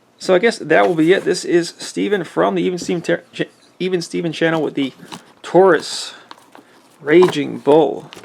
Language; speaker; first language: English; native; English